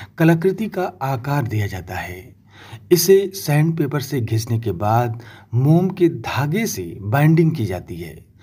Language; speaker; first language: Hindi; native; Hindi